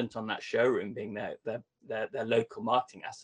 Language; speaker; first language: English; native; English